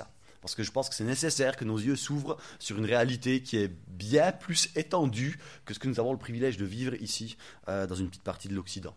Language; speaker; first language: French; native; French